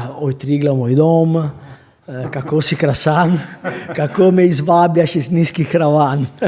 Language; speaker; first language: Slovenian; non-native, fluent; Italian